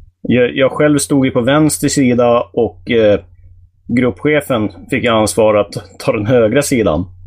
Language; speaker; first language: Swedish; native; Swedish